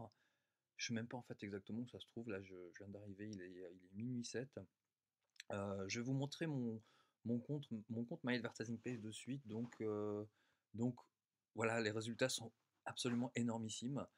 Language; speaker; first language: French; native; French